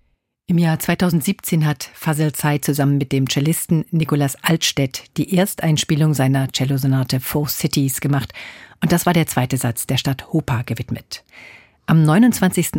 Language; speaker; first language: German; native; German